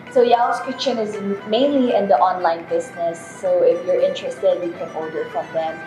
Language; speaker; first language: English; non-native, local second language; Filipino